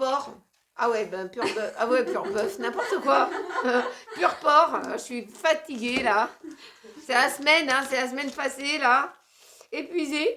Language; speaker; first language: French; native; French